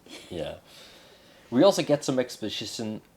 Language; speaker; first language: English; non-native, fluent; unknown